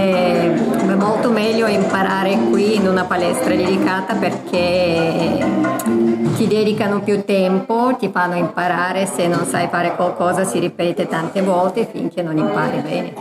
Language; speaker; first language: Italian; non-native, fluent; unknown